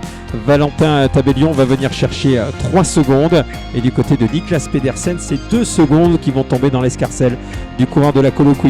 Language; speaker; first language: French; native; French